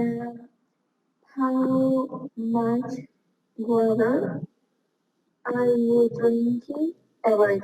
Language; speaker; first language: English; non-native, learner; Spanish